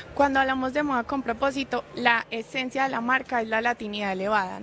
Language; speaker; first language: Spanish; native; Spanish